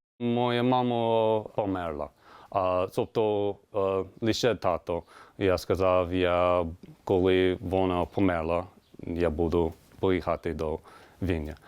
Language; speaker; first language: Ukrainian; non-native, learner; English